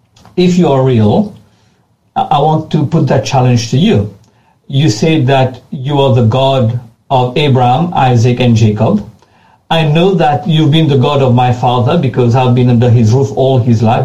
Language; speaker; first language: English; non-native, fluent; French